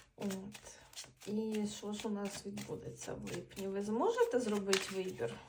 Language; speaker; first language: Ukrainian; non-native, local second language; Russian